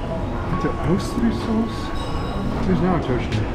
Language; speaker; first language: Russian; non-native, learner; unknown